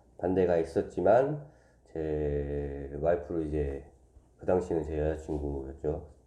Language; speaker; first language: Korean; native; Korean